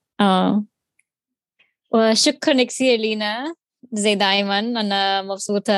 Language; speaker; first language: Arabic; non-native, learner; English